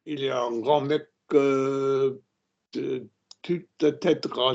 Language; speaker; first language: French; non-native, learner; English